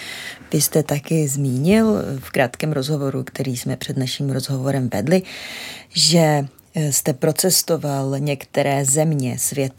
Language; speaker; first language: Czech; native; Czech